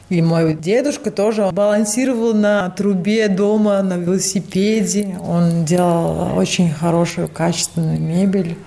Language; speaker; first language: Russian; non-native, local second language; Latvian